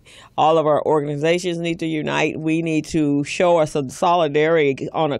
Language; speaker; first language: English; native; English